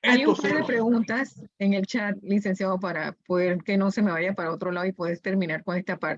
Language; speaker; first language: Spanish; native; Spanish